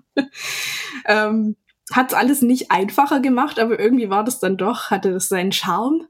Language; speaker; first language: German; native; German